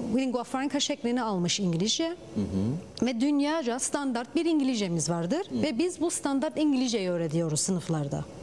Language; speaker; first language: Turkish; early bilingual, heritage; Turkish